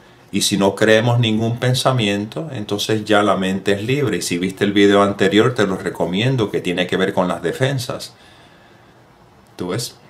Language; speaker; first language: Spanish; native; Spanish